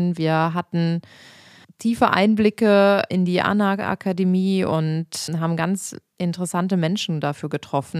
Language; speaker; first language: German; native; German